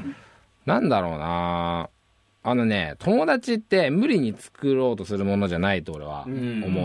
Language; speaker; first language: Japanese; native; Japanese